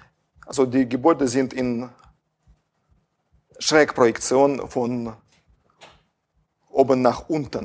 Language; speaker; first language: German; non-native, fluent; Russian